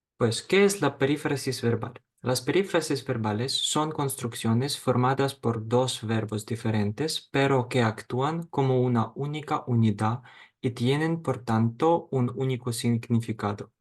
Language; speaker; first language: Spanish; non-native, fluent; Ukrainian